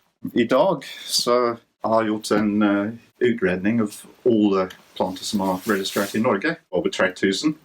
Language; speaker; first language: Norwegian; non-native, fluent; English